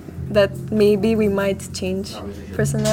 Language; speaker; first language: English; non-native, fluent; Macedonian